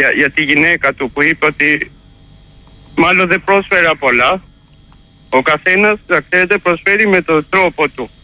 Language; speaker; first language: Greek; early bilingual, heritage; Greek